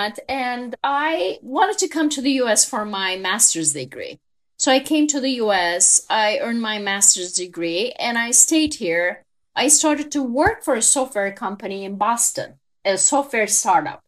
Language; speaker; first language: English; non-native, fluent; Turkish